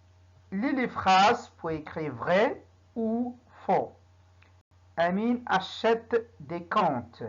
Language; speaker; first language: French; non-native, local second language; Arabic